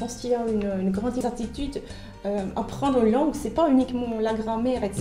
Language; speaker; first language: French; non-native, fluent; Finnish